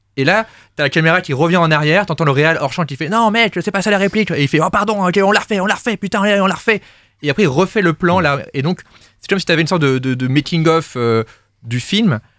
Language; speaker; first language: French; native; French